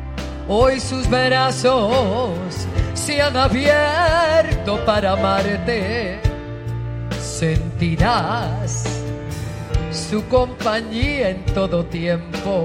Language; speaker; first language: Spanish; native; Spanish